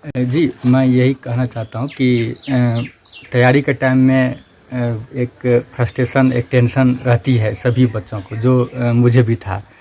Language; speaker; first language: Hindi; non-native, local second language; Maithili